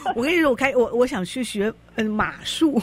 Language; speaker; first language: Chinese; native; Chinese